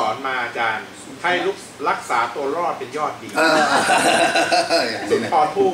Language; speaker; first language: Thai; native; Thai